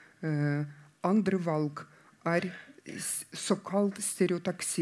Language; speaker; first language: Norwegian; non-native, fluent; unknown